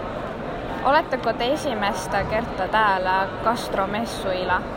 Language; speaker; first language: Finnish; non-native, learner; Estonian